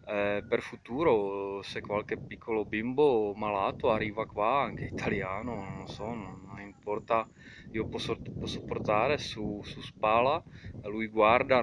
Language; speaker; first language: Italian; non-native, fluent; Czech